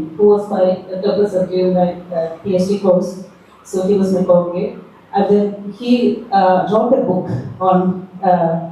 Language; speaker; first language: English; non-native, local second language; Malayalam